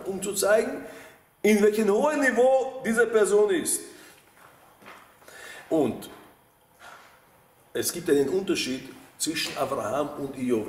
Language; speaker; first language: German; non-native, fluent; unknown